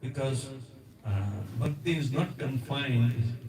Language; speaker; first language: English; non-native, local second language; Hindi